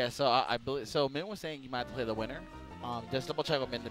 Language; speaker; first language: English; native; English